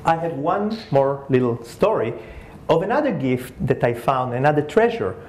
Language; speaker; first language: English; early bilingual, other home language; Spanish